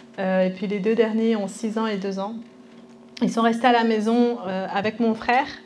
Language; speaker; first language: French; early bilingual, other home language; Spanish